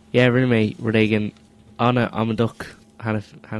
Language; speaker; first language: Irish; non-native, local second language; English